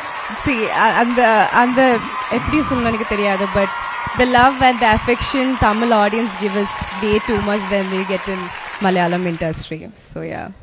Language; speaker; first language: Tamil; non-native, learner; Malayalam